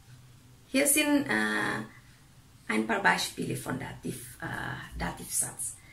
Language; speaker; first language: German; non-native, fluent; Indonesian